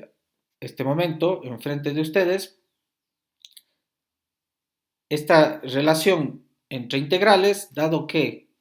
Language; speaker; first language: Spanish; native; Spanish